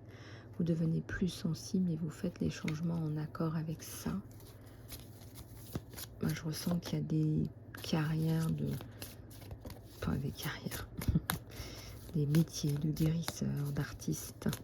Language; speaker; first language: French; native; French